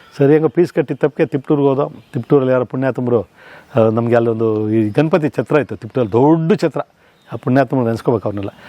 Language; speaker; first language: Kannada; native; Kannada